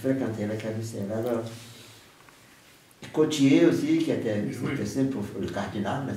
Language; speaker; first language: French; non-native, fluent; Portuguese